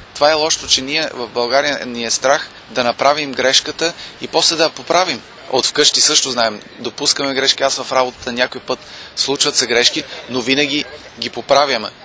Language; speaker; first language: Bulgarian; non-native, fluent; German